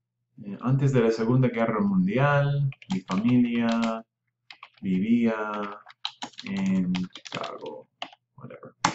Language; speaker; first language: Spanish; non-native, fluent; English